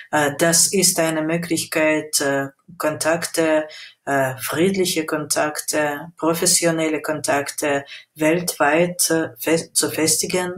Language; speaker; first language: German; non-native, fluent; Russian